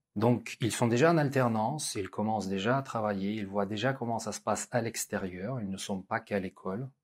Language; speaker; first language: French; non-native, fluent; Russian